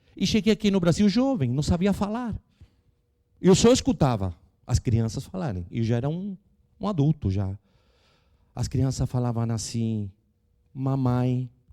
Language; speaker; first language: Portuguese; non-native, fluent; Spanish